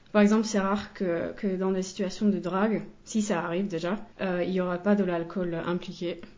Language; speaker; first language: French; non-native, fluent; Finnish